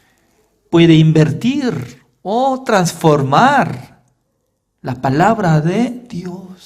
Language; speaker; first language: Spanish; non-native, fluent; Korean